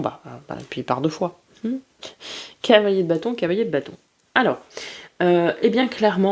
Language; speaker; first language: French; native; French